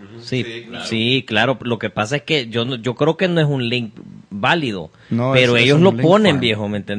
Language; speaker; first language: Spanish; native; Spanish